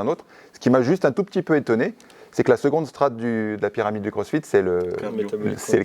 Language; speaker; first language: French; native; French